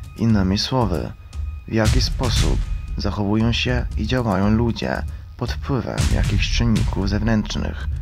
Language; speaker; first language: Polish; non-native, fluent; Croatian